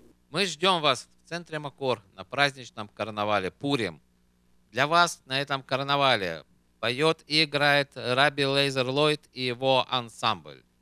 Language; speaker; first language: Russian; native; Russian